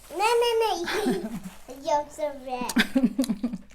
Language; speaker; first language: Swedish; non-native, learner; Thai